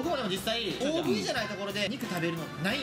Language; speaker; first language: Japanese; native; Japanese